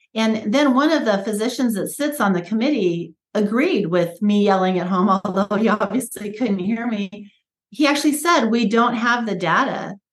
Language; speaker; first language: English; native; English